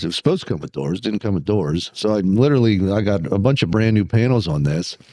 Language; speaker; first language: English; native; English